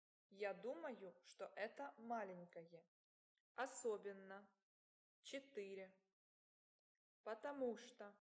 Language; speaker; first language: Russian; non-native, learner; English